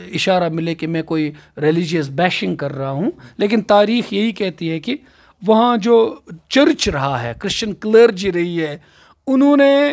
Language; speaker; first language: Urdu; non-native, local second language; Kashmiri